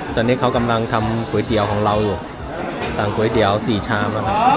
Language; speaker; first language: Thai; non-native, fluent; Chinese